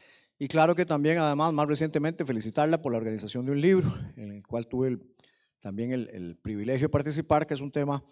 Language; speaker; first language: Spanish; native; Spanish